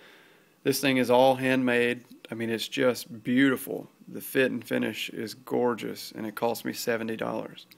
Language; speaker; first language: English; native; English